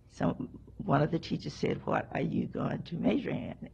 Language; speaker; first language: English; native; English